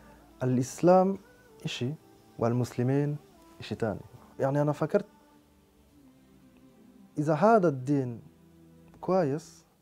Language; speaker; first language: Arabic; non-native, fluent; French